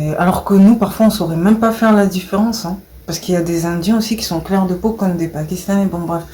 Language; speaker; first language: French; early bilingual, other home language; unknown